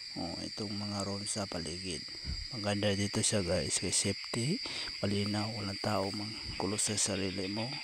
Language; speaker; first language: Filipino; non-native, local second language; Cebuano